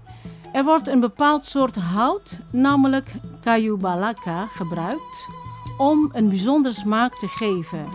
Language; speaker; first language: Dutch; non-native, fluent; Indonesian